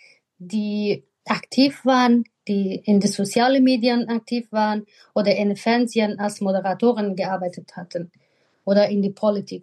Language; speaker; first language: German; non-native, fluent; Persian